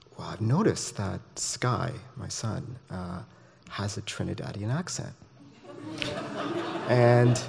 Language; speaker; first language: English; native; English